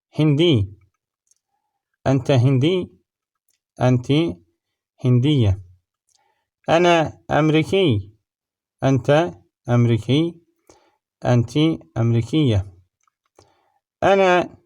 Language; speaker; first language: Arabic; non-native, learner; Turkish